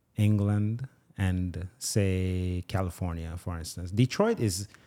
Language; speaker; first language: English; non-native, local second language; Igbo